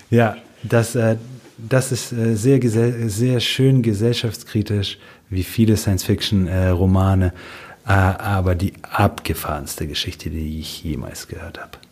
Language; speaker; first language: German; early bilingual, other home language; Russian